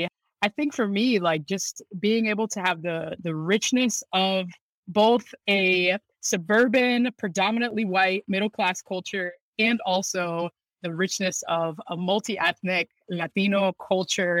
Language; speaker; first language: English; native; English